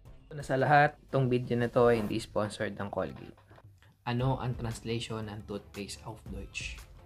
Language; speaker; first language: Filipino; native; Filipino